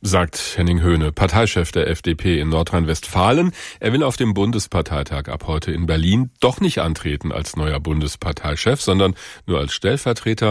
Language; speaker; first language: German; native; German